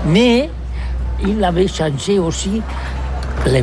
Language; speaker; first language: French; non-native, learner; Catalan